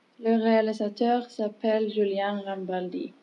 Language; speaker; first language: French; non-native, learner; English